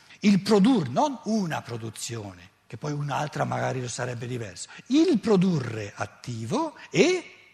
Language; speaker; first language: Italian; native; Italian